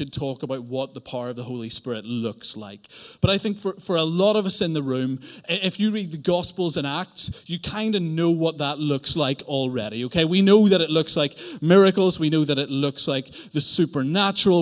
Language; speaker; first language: English; native; English